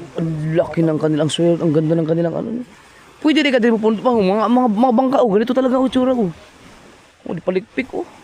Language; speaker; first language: Filipino; non-native, local second language; Cebuano